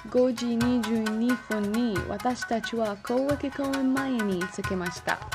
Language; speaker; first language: Japanese; non-native, learner; English